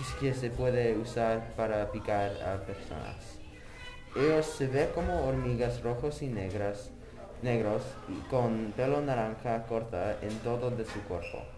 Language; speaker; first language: Spanish; non-native, learner; English